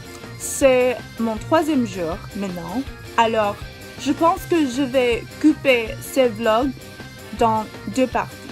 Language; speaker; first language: French; non-native, learner; English